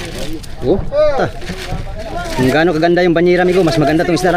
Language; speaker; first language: Filipino; non-native, local second language; Cebuano